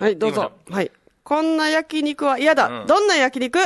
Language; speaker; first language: Japanese; native; Japanese